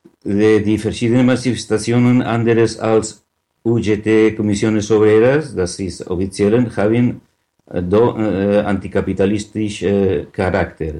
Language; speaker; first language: German; non-native, learner; Catalan